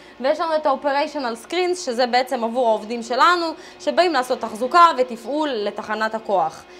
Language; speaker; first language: Hebrew; early bilingual, other home language; Russian